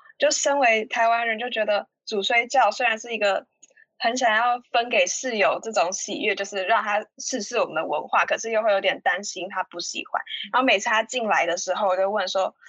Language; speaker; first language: Chinese; native; Chinese